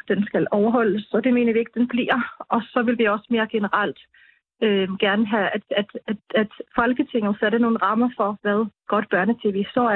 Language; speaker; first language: Danish; native; Danish